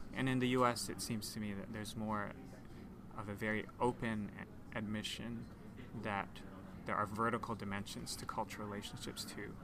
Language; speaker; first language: English; non-native, local second language; Cantonese